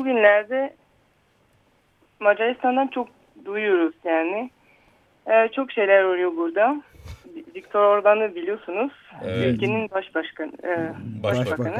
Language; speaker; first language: Turkish; early bilingual, heritage; Turkish